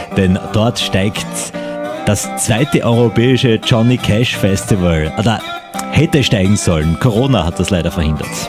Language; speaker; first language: German; native; German